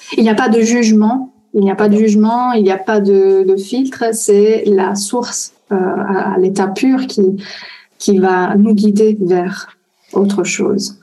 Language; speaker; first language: French; non-native, fluent; Italian